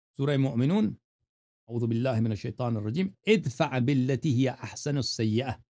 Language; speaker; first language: Urdu; non-native, fluent; Persian